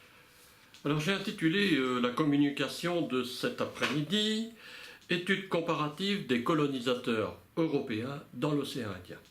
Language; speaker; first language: French; native; French